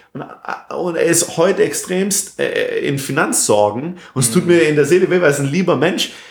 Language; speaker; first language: German; non-native, fluent; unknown